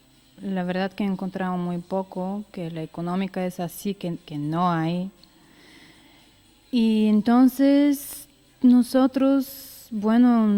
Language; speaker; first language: Spanish; non-native, learner; Bulgarian